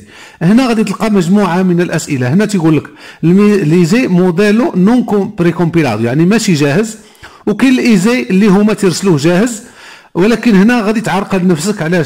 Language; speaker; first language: Arabic; native; Arabic